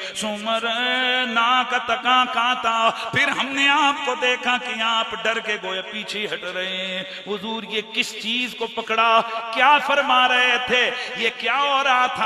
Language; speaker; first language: Urdu; non-native, local second language; Punjabi